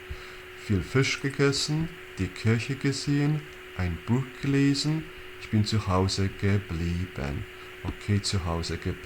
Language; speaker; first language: German; non-native, fluent; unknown